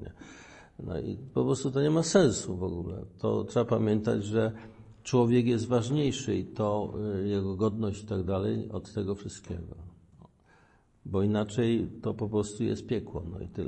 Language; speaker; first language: Polish; native; Polish